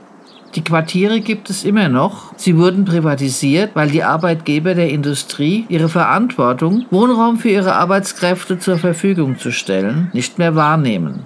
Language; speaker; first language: German; native; German